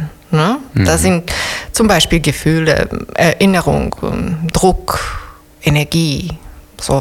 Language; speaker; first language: German; non-native, fluent; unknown